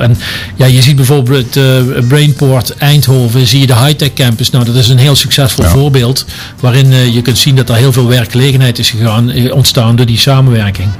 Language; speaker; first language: Dutch; native; Dutch